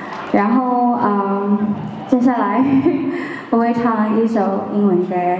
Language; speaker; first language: Chinese; non-native, fluent; Malay